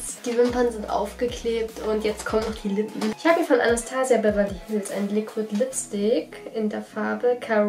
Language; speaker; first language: German; native; German